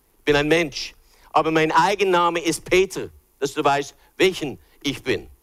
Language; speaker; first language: German; early bilingual, other home language; English